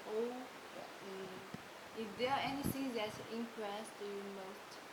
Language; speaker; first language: English; non-native, learner; Chinese